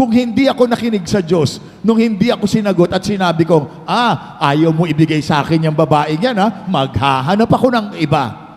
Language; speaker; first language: Filipino; native; Filipino